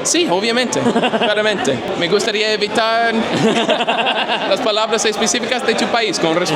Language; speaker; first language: Spanish; non-native, learner; English